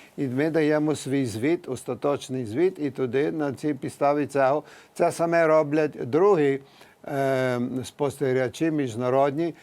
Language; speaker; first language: Ukrainian; early bilingual, heritage; Ukrainian